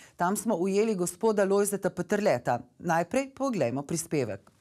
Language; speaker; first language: Slovenian; native; Slovenian